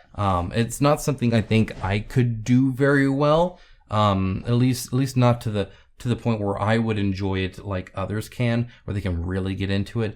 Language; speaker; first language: English; native; English